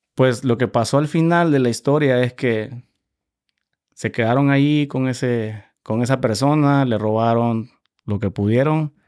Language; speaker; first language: Spanish; native; Spanish